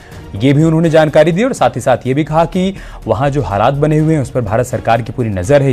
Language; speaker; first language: Hindi; native; Hindi